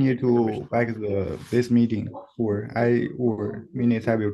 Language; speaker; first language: English; non-native, learner; Chinese